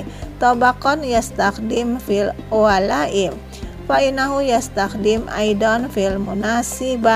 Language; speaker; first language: Arabic; non-native, learner; Indonesian